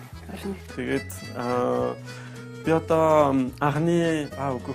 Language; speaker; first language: Mongolian; non-native, learner; French